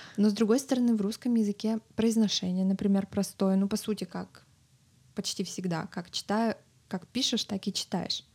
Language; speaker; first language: Russian; native; Russian